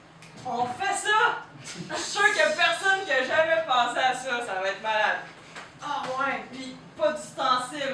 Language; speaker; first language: French; native; French